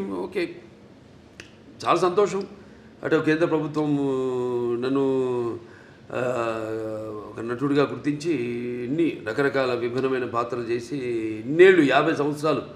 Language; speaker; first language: Telugu; native; Telugu